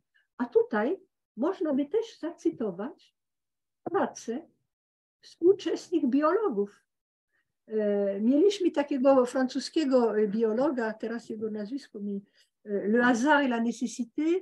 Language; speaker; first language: Polish; early bilingual, heritage; Polish